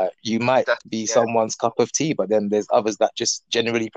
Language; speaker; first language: English; native; English